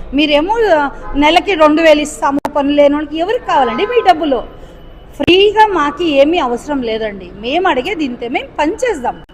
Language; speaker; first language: Telugu; native; Telugu